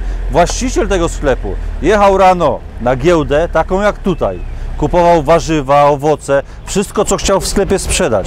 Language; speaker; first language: Polish; native; Polish